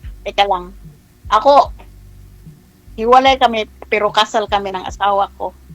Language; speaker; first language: Filipino; non-native, local second language; Chavacano